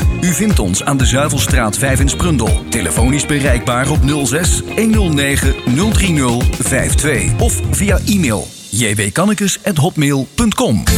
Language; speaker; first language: Dutch; native; Dutch